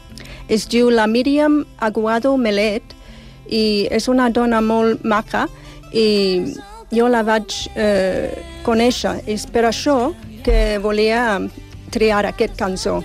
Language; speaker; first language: Catalan; non-native, fluent; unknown